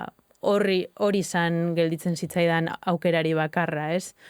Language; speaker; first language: Basque; native; Basque